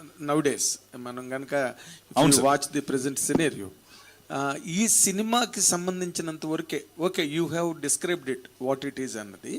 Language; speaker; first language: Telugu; native; Telugu